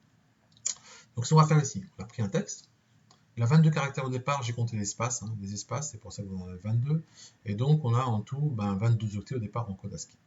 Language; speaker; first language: French; native; French